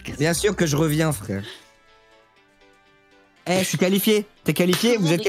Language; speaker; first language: French; native; French